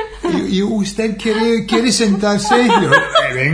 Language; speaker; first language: Spanish; non-native, fluent; English